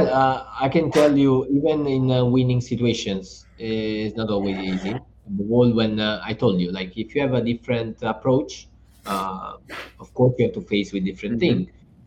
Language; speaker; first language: English; non-native, fluent; Italian